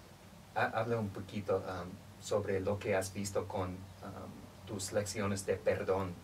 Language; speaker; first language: Spanish; non-native, fluent; English